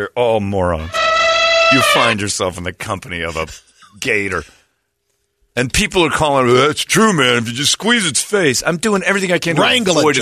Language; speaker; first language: English; native; English